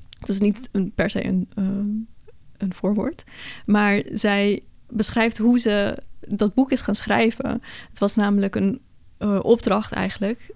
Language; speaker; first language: Dutch; early bilingual, other home language; Persian